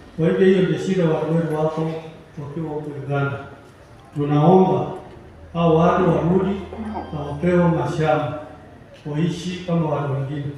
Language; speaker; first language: Swahili; non-native, local second language; Kalenjin